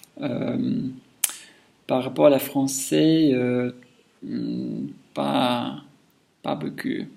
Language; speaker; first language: French; non-native, learner; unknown